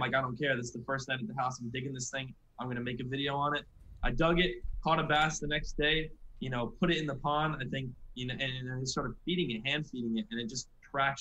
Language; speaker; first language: English; native; English